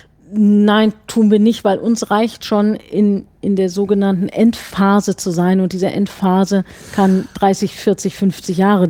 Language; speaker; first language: German; native; German